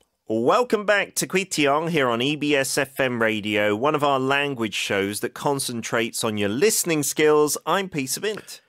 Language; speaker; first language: English; native; English